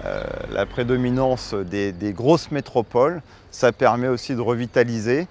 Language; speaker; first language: French; native; French